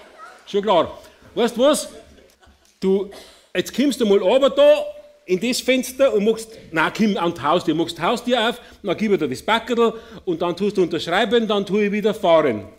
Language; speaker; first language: German; native; German